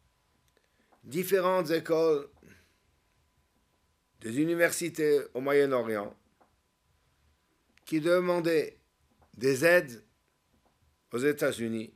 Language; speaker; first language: French; native; French